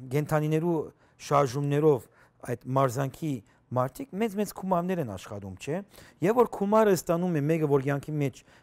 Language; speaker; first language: Armenian; native; Armenian